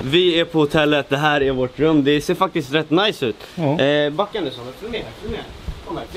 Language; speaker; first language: Swedish; native; Swedish